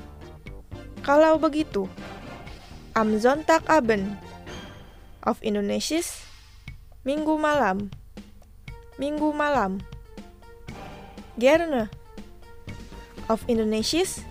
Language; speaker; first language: German; non-native, fluent; Indonesian